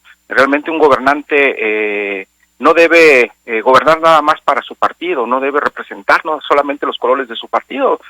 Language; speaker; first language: Spanish; native; Spanish